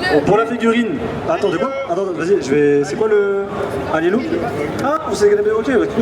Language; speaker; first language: French; native; French